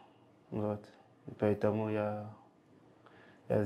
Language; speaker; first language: Russian; non-native, learner; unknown